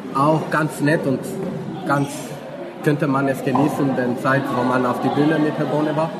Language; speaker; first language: German; non-native, learner; Albanian